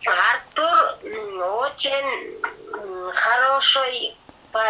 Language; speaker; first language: Russian; non-native, learner; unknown